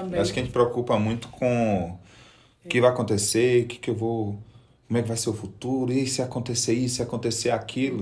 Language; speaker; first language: Portuguese; native; Portuguese